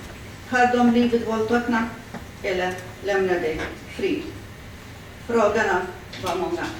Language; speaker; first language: Swedish; early bilingual, other home language; Assyrian Neo-Aramaic